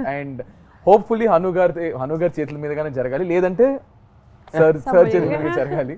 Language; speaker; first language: Telugu; native; Telugu